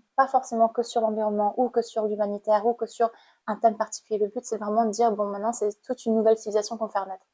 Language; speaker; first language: French; non-native, fluent; Khmer